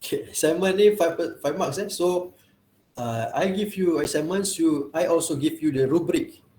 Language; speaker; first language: English; non-native, local second language; Malay